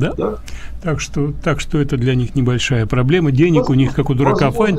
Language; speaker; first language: Russian; native; Russian